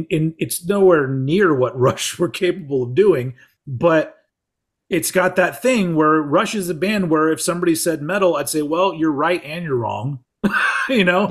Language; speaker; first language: English; native; English